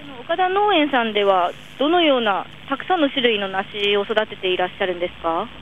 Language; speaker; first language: Japanese; native; Japanese